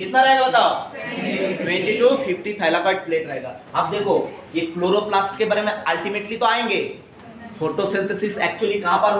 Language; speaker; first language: Hindi; non-native, local second language; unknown